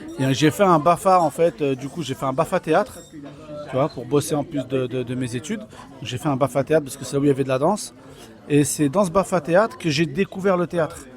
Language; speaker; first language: French; early bilingual, other home language; Kabyle